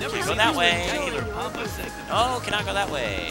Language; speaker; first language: English; native; English